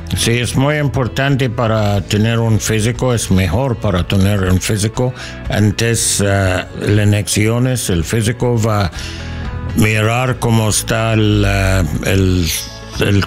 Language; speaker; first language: Spanish; non-native, learner; English